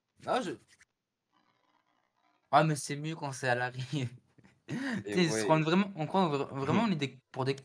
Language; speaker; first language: French; native; French